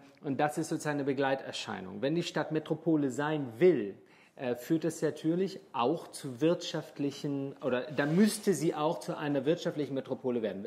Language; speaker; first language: German; native; German